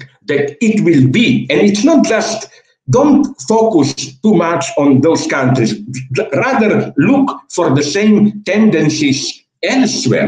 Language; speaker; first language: English; non-native, fluent; Slovenian